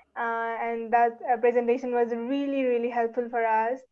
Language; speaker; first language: English; non-native, local second language; Nepali